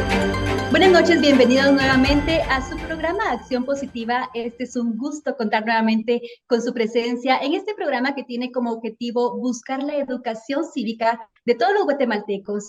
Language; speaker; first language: Spanish; native; Spanish